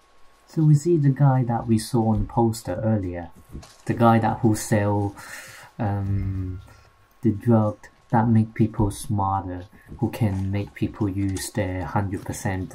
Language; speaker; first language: English; non-native, fluent; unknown